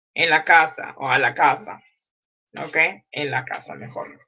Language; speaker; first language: Spanish; non-native, learner; English